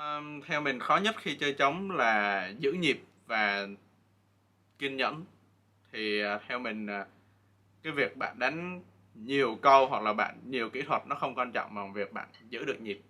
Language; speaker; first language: Vietnamese; native; Vietnamese